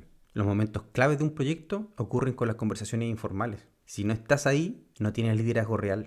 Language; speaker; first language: Spanish; native; Spanish